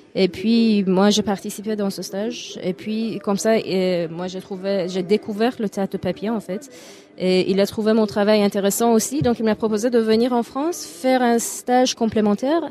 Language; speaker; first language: French; non-native, fluent; Persian